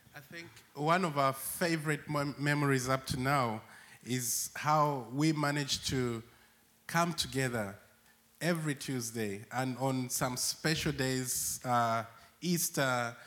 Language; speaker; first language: English; non-native, local second language; Acoli